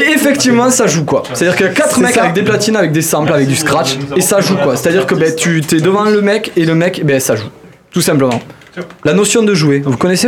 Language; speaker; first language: French; native; French